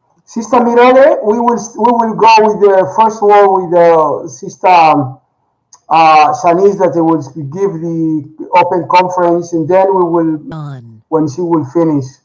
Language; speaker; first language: English; non-native, learner; Spanish